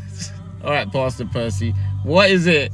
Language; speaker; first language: English; native; English